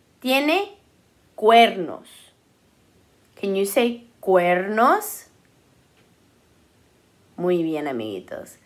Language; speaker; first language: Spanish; early bilingual, heritage; Spanish